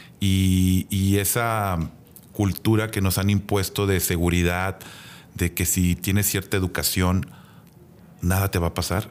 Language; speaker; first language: Spanish; native; Spanish